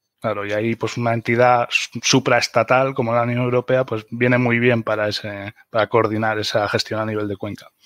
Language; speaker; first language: Spanish; early bilingual, other home language; German